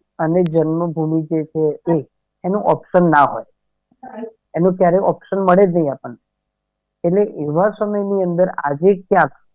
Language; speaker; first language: Gujarati; native; Gujarati